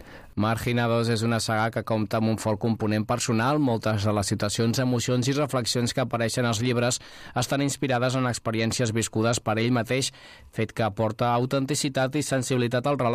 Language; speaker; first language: Catalan; native; Catalan